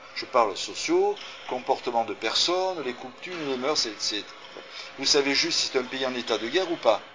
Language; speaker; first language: French; native; French